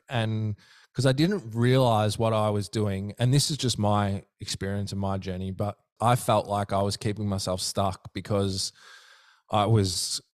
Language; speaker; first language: English; native; English